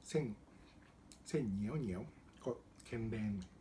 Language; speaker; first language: Thai; non-native, learner; Japanese